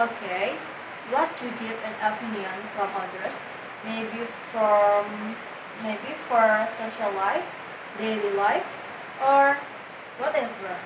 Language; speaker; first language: English; non-native, learner; Indonesian